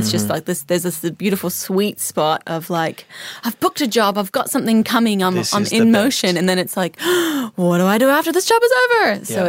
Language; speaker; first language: English; native; English